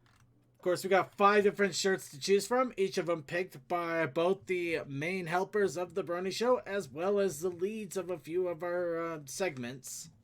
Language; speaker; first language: English; native; English